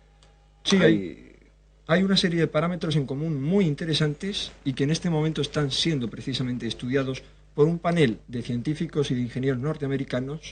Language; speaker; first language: Spanish; native; Spanish